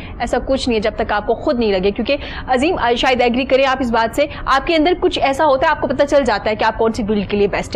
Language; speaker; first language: Urdu; native; Urdu